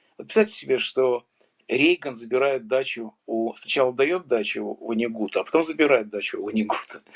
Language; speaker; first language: Russian; native; Russian